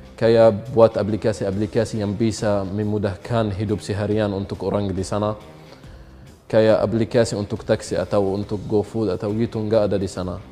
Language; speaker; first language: Indonesian; non-native, fluent; Arabic